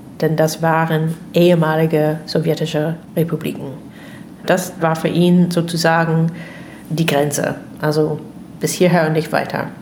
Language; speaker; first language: German; non-native, fluent; English